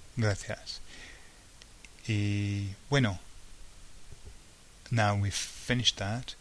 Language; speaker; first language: Spanish; non-native, learner; English